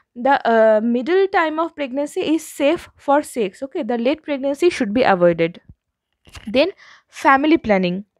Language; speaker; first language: English; non-native, local second language; Bangla